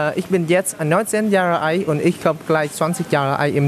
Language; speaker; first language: German; non-native, learner; Vietnamese